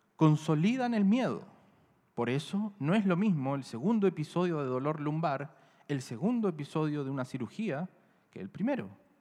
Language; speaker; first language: Spanish; native; Spanish